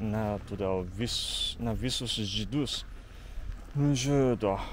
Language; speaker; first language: Lithuanian; non-native, learner; Japanese